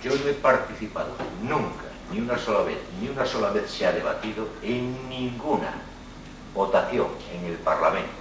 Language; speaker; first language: Spanish; native; Spanish